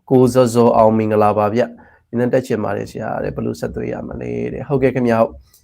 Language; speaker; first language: Burmese; native; Burmese